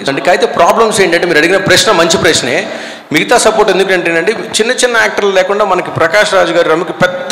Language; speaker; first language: Telugu; native; Telugu